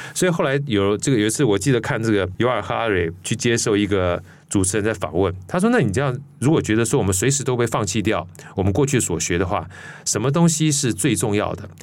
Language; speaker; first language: Chinese; native; Chinese